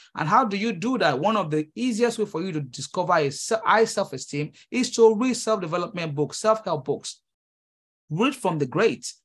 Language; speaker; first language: English; non-native, local second language; Yoruba